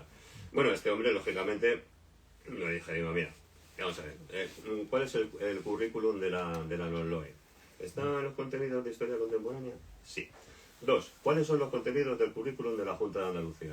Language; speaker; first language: Spanish; native; Spanish